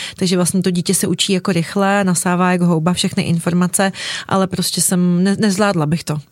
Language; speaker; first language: Czech; early bilingual, other home language; Russian